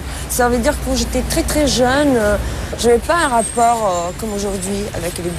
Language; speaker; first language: French; non-native, fluent; Italian